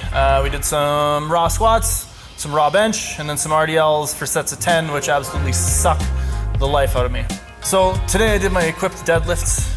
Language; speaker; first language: English; native; English